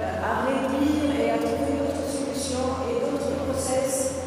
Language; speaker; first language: French; non-native, local second language; Arabic